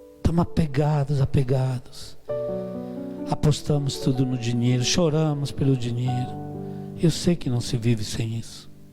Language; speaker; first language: Portuguese; non-native, fluent; Italian